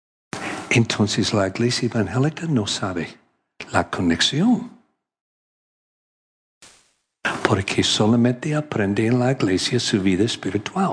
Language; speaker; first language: Spanish; non-native, learner; English